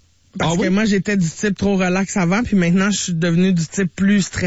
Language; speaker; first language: French; native; French